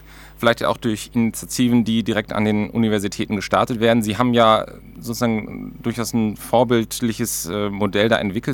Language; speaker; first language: German; native; German